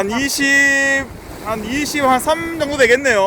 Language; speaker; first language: Korean; native; Korean